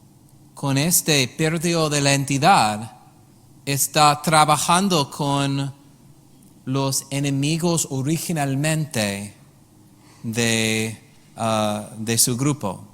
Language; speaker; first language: Spanish; non-native, learner; English